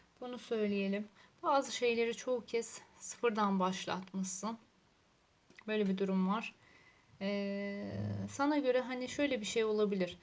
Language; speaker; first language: Turkish; native; Turkish